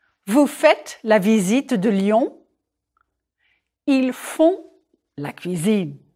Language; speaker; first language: French; non-native, fluent; English